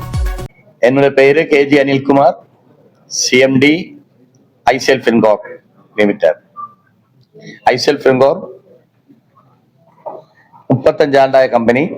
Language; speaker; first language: Tamil; non-native, local second language; Malayalam